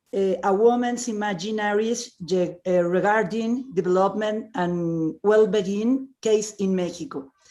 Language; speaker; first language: English; non-native, learner; Spanish